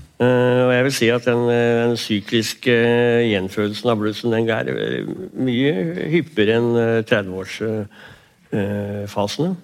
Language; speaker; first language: Norwegian; native; Norwegian